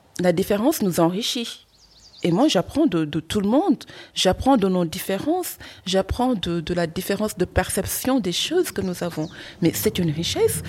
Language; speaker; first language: French; non-native, local second language; Wolof